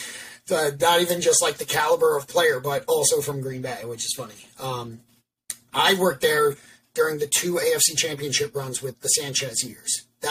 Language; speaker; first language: English; native; English